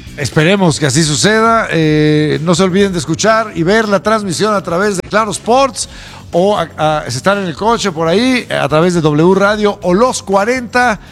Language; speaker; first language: Spanish; native; Spanish